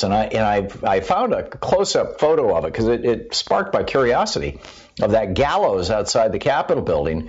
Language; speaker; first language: English; native; English